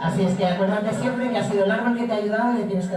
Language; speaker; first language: Spanish; native; Spanish